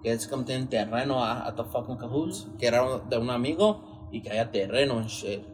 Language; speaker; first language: Spanish; early bilingual, heritage; Spanish